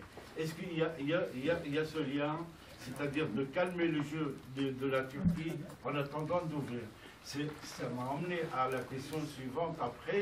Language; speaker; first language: French; non-native, fluent; Arabic